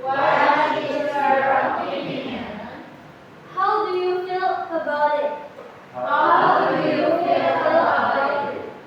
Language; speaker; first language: English; non-native, fluent; Indonesian